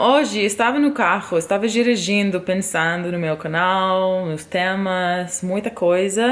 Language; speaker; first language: Portuguese; non-native, fluent; English